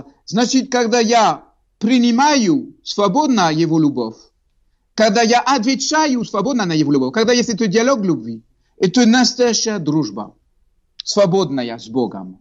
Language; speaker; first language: Russian; non-native, fluent; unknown